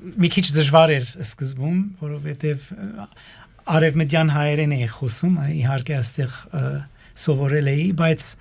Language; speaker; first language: Armenian; early bilingual, heritage; Armenian